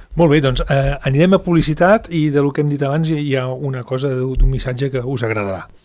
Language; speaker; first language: Catalan; native; Catalan